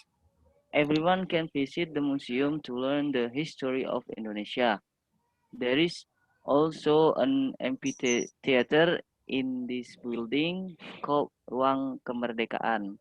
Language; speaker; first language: English; non-native, learner; Indonesian